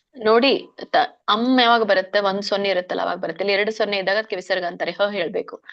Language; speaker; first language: Kannada; native; Kannada